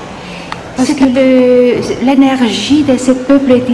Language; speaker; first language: French; non-native, learner; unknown